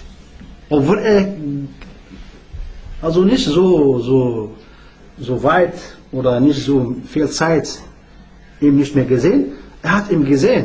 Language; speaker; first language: German; non-native, learner; Arabic